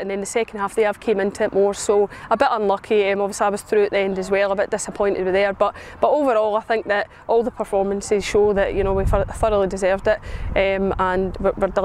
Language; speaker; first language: English; native; English